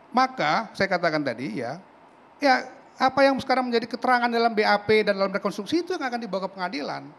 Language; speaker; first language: Indonesian; native; Indonesian